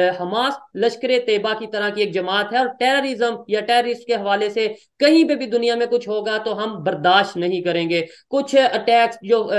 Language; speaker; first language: Hindi; native; Hindi